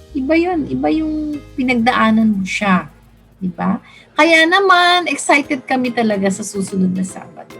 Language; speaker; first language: Filipino; non-native, local second language; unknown